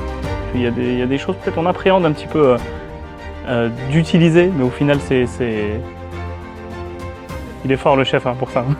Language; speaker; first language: French; native; French